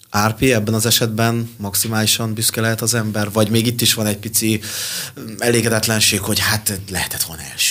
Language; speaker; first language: Hungarian; native; Hungarian